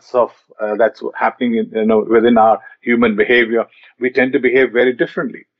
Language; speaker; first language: English; non-native, local second language; Malayalam